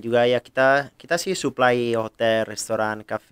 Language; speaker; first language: Indonesian; non-native, fluent; Italian